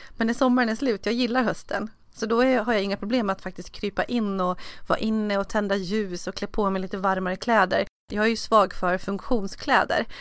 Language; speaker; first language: Swedish; native; Swedish